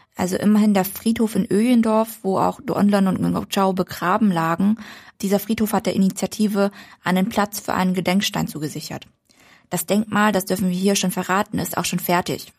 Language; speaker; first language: German; early bilingual, other home language; Vietnamese